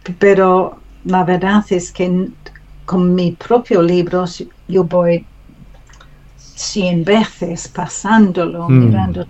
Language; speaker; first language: Spanish; non-native, learner; English